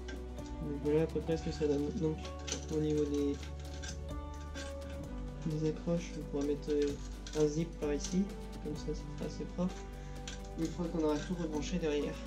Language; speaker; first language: French; native; French